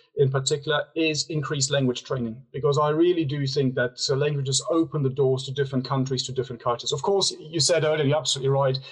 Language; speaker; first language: English; non-native, fluent; German